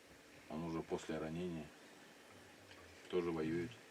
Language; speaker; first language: Russian; native; Russian